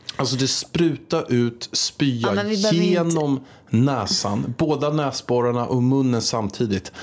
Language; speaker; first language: Swedish; early bilingual, other home language; Spanish